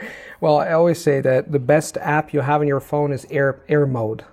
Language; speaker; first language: English; non-native, fluent; Italian